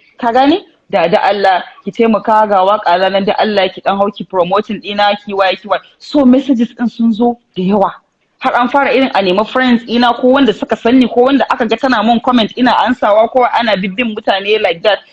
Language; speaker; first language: Hausa; non-native, local second language; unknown